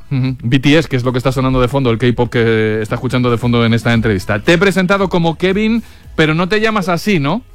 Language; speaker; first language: Spanish; native; Spanish